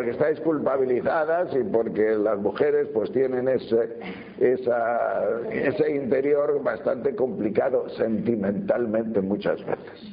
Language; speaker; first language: Spanish; native; Spanish